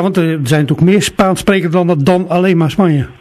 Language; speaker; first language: Dutch; native; Dutch